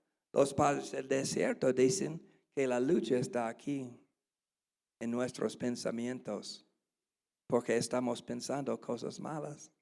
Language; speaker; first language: Spanish; non-native, learner; English